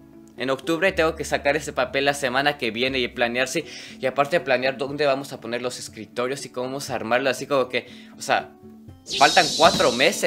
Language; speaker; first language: Spanish; early bilingual, other home language; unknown